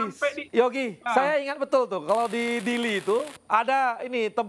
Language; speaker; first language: Indonesian; native; Indonesian